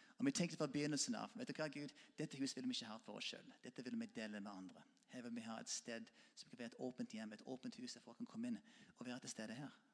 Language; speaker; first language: Norwegian; non-native, fluent; English